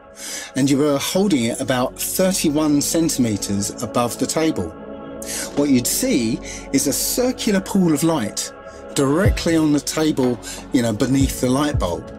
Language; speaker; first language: English; native; English